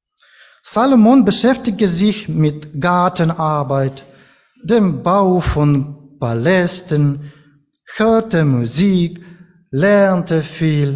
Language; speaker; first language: German; non-native, learner; Ukrainian